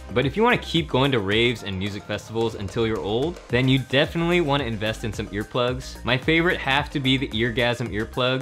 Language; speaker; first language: English; native; English